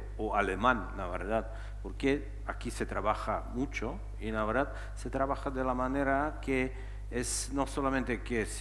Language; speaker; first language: Spanish; non-native, fluent; Czech